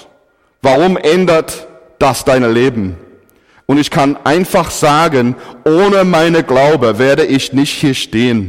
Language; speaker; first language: German; non-native, fluent; English